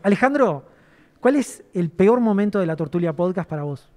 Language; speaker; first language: Spanish; native; Spanish